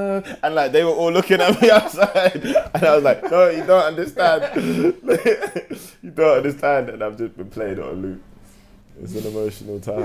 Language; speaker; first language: English; native; English